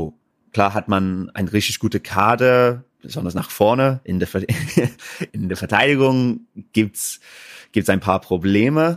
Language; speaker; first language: German; non-native, fluent; English